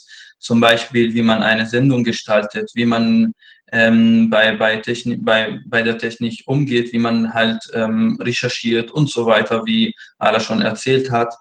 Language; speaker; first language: German; non-native, fluent; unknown